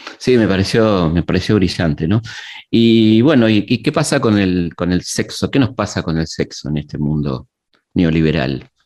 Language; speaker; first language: Spanish; native; Spanish